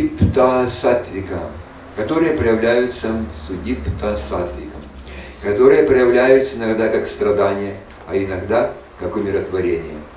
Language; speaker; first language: Russian; native; Russian